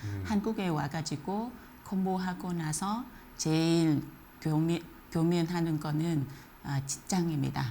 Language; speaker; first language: Korean; non-native, fluent; Vietnamese